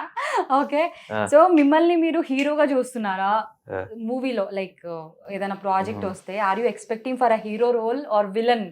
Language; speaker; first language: Telugu; native; Telugu